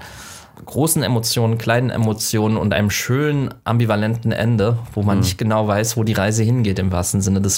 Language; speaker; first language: German; native; German